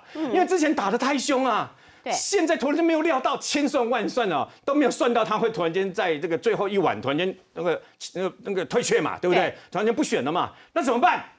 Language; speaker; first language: Chinese; native; Chinese